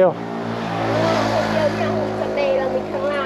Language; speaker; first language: Thai; native; Thai